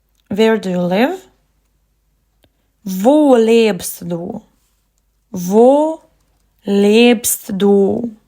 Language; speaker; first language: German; non-native, fluent; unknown